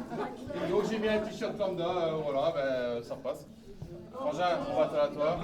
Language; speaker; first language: French; native; French